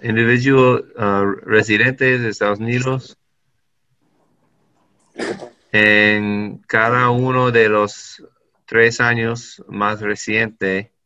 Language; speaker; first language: Spanish; non-native, learner; English